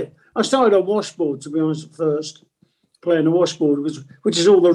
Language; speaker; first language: English; non-native, local second language; Italian